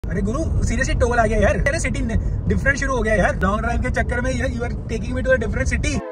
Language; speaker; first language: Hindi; non-native, local second language; Punjabi